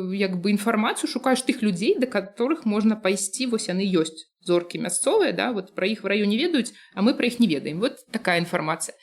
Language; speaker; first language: Belarusian; non-native, local second language; Russian